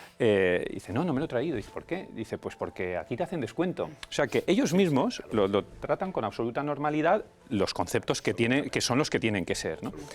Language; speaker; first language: Spanish; native; Spanish